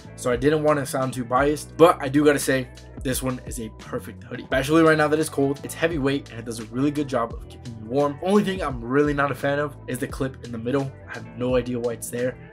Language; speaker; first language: English; native; English